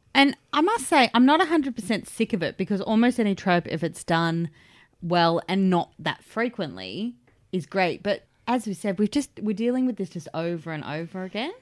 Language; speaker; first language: English; native; English